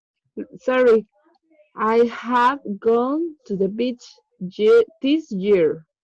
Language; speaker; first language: English; non-native, learner; Spanish